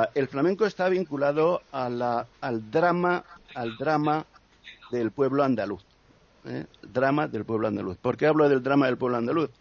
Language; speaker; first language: Spanish; native; Spanish